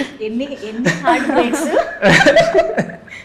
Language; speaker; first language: Telugu; native; Telugu